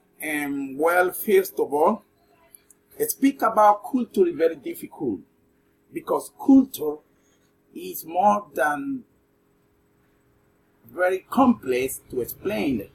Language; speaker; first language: English; non-native, learner; Spanish